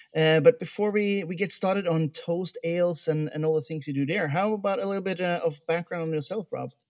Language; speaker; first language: English; non-native, fluent; Norwegian